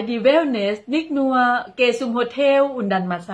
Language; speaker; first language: German; non-native, learner; Thai